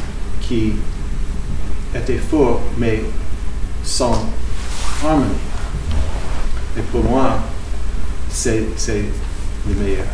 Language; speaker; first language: French; non-native, fluent; English